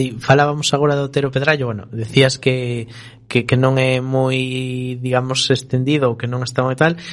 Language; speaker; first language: Galician; non-native, local second language; Spanish